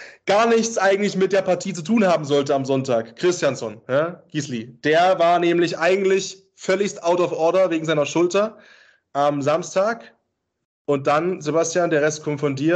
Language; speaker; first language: German; native; German